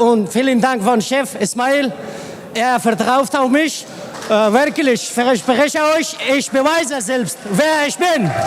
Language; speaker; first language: German; non-native, learner; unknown